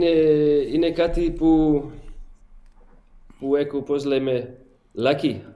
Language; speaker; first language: Greek; non-native, learner; Portuguese